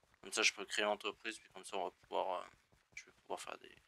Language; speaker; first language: French; native; French